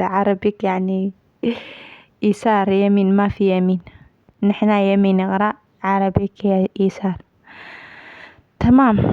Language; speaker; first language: Arabic; non-native, learner; Amharic